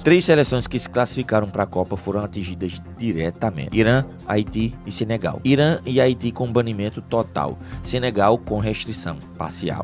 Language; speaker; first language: Portuguese; native; Portuguese